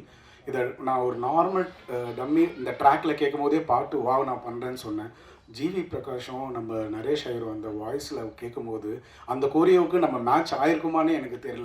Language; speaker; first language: Tamil; native; Tamil